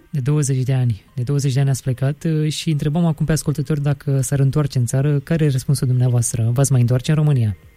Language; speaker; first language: Romanian; native; Romanian